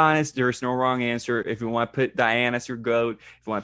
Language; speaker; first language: English; non-native, fluent; Spanish